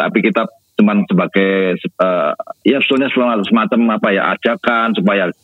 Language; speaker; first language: Indonesian; native; Indonesian